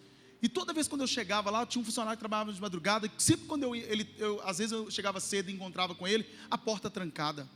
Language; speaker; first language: Portuguese; native; Portuguese